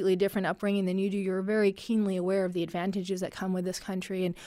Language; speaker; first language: English; early bilingual, other home language; Arabic